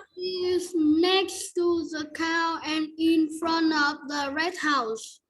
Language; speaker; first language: English; non-native, learner; Vietnamese